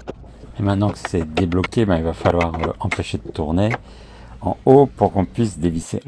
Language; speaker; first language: French; native; French